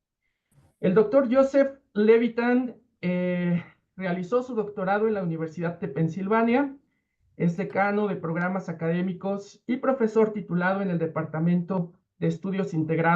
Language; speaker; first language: Spanish; native; Spanish